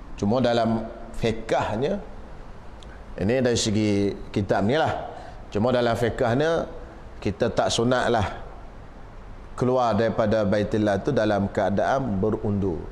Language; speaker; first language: Malay; native; Malay